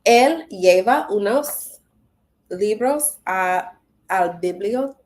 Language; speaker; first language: Spanish; non-native, learner; English